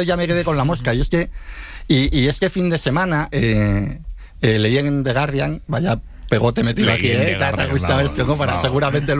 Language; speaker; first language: Spanish; native; Spanish